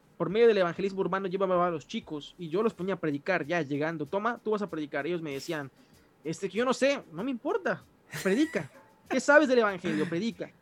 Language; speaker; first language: Spanish; native; Spanish